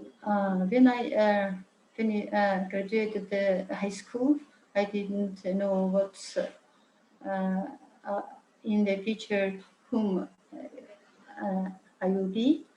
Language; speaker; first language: English; non-native, learner; Mongolian